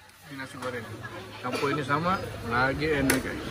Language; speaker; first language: Indonesian; non-native, learner; Arabic